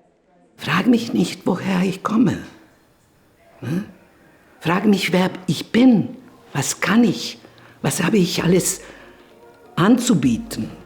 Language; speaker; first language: German; non-native, fluent; Serbian